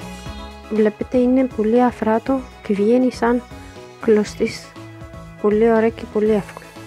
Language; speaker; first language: Greek; non-native, learner; Arabic